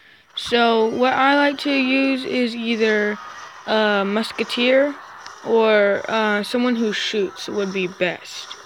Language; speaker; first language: English; native; English